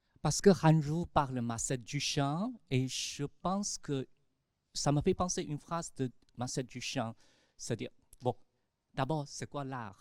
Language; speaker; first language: French; non-native, fluent; Chinese